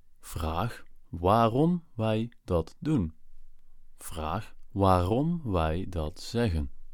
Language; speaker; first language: Dutch; native; Dutch